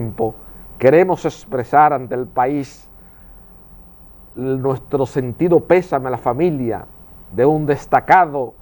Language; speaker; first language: Spanish; native; Spanish